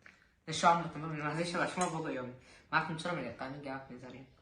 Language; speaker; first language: Persian; native; Persian